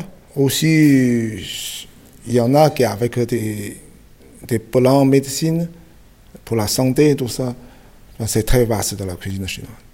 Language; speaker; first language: French; non-native, fluent; Chinese